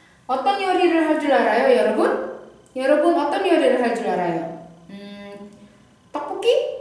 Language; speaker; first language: Korean; non-native, fluent; Indonesian